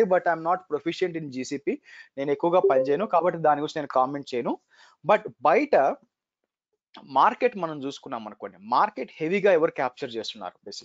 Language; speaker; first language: Telugu; native; Telugu